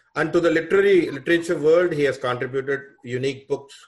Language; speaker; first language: English; non-native, local second language; Tamil